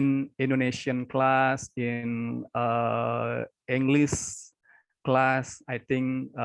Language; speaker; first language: English; non-native, local second language; Indonesian